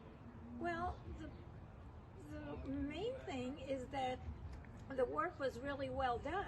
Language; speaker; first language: English; native; English